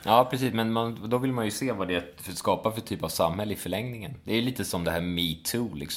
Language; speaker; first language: Swedish; native; Swedish